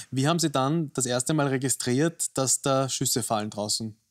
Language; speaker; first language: German; native; German